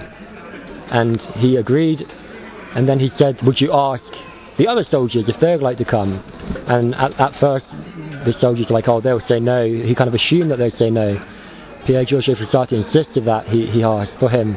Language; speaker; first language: English; native; English